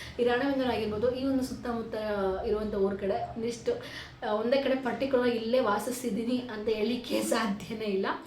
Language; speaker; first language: Kannada; native; Kannada